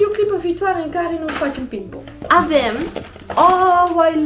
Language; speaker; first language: Romanian; non-native, learner; Dutch